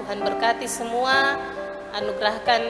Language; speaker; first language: Indonesian; native; Indonesian